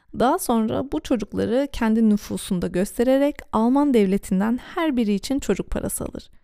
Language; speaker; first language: Turkish; early bilingual, heritage; Turkish